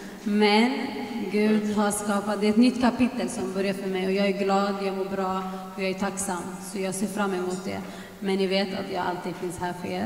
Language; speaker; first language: Swedish; early bilingual, other home language; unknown